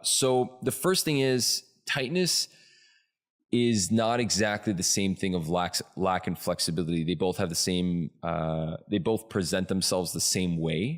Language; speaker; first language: English; native; English